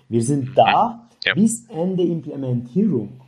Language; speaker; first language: German; non-native, learner; Turkish